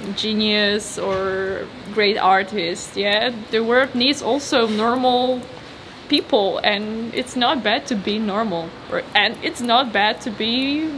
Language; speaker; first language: English; non-native, fluent; Polish